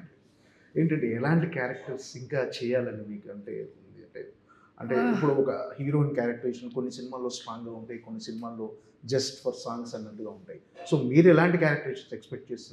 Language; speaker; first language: Telugu; native; Telugu